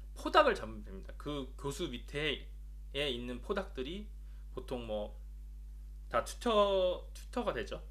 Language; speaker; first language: Korean; native; Korean